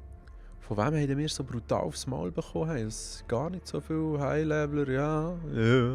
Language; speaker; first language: German; native; German